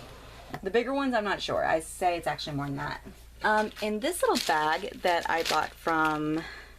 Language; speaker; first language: English; native; English